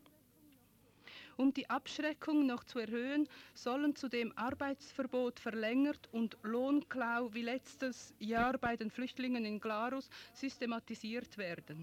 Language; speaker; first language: German; native; German